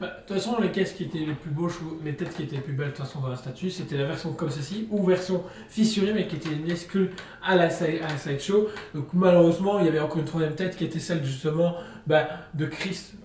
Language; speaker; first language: French; native; French